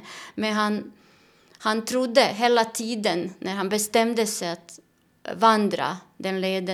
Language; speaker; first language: Swedish; non-native, learner; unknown